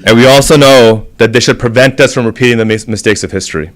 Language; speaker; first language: English; native; English